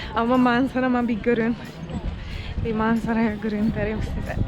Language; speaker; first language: Turkish; non-native, fluent; Hungarian